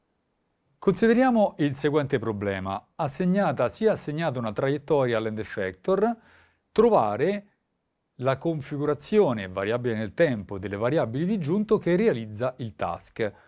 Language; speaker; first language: Italian; native; Italian